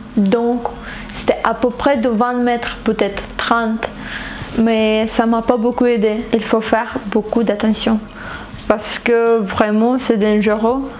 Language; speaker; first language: French; non-native, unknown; Ukrainian